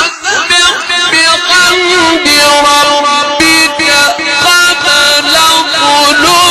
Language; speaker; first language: Arabic; native; Arabic